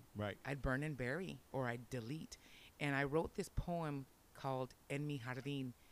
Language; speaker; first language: English; early bilingual, other home language; Spanish